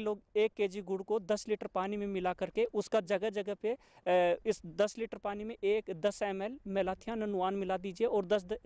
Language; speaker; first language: Hindi; native; Hindi